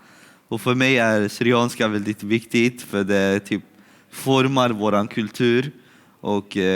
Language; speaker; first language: Swedish; early bilingual, other home language; Syriac